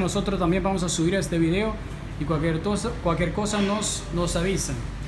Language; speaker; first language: Spanish; non-native, fluent; Chinese